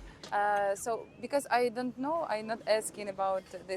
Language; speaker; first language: English; non-native, learner; Ukrainian